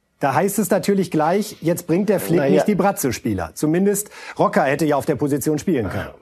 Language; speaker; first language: German; native; German